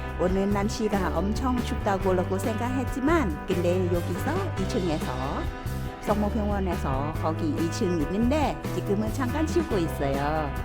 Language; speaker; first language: Korean; non-native, learner; Thai